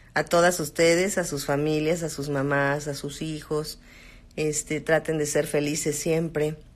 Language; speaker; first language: Spanish; native; Spanish